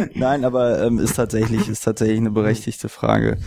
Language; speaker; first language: German; native; German